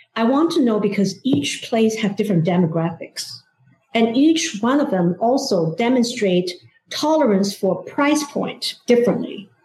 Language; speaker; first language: English; non-native, fluent; Chinese